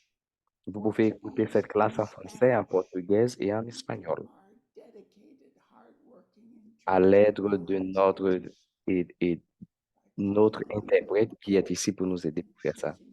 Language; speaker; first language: French; non-native, fluent; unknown